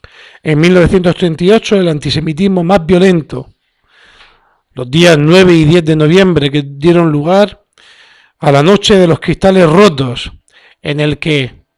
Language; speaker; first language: Spanish; native; Spanish